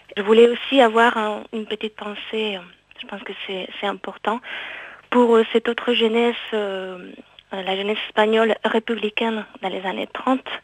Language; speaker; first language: French; non-native, fluent; Spanish